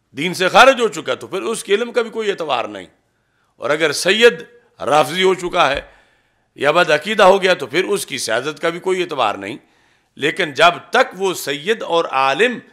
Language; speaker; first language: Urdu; non-native, local second language; Punjabi